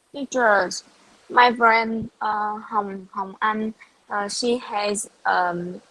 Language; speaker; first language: English; non-native, learner; Vietnamese